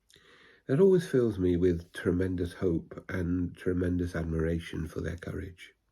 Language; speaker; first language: English; native; English